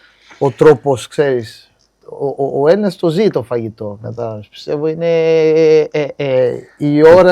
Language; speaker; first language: Greek; non-native, fluent; Portuguese